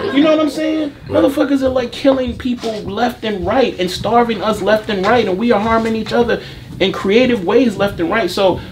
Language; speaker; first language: English; native; English